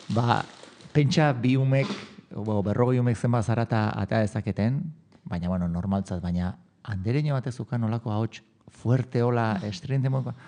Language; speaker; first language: Basque; native; Basque